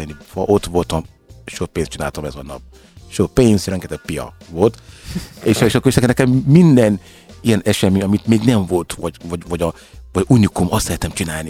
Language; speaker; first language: Hungarian; non-native, learner; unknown